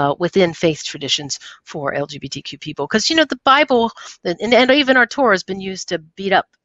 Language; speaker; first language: English; native; English